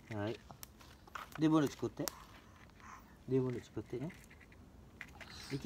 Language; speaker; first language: Japanese; non-native, learner; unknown